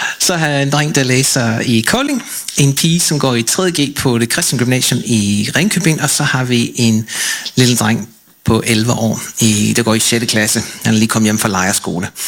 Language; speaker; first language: Danish; non-native, fluent; English